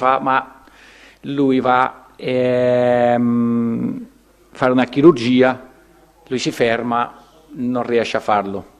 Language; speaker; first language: Italian; non-native, fluent; Portuguese